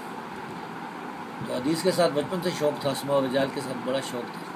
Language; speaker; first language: Urdu; non-native, local second language; Pashto